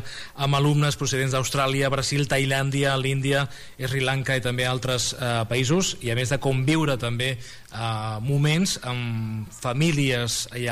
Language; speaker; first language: Catalan; native; Catalan